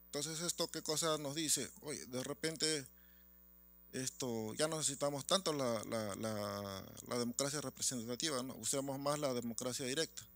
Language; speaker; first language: Spanish; native; Spanish